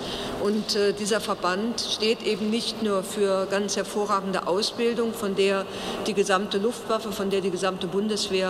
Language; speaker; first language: German; native; German